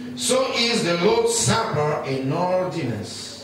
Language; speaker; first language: English; non-native, fluent; Lingala